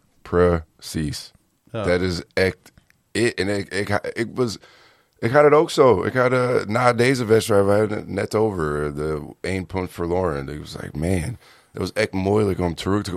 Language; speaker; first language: Dutch; non-native, learner; English